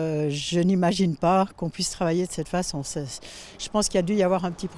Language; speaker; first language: French; native; French